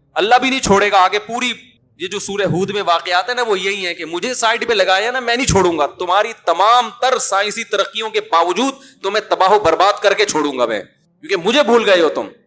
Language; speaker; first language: Urdu; native; Urdu